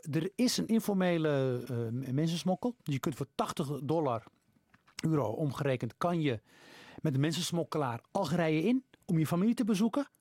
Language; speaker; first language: Dutch; early bilingual, other home language; Riffian